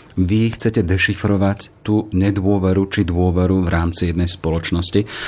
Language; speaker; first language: Slovak; native; Slovak